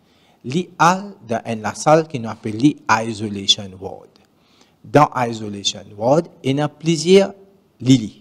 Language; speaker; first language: French; non-native, learner; Morisyen